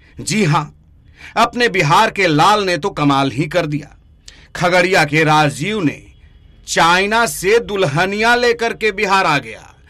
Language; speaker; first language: Hindi; native; Hindi